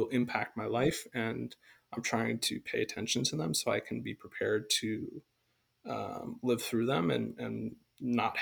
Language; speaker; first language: English; native; English